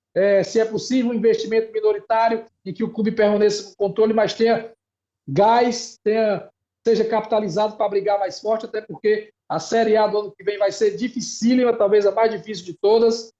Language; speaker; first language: Portuguese; native; Portuguese